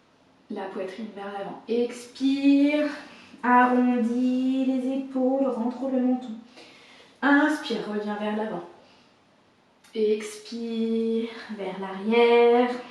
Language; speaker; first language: French; native; French